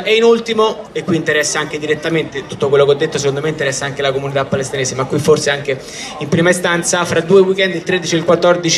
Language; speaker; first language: Italian; native; Italian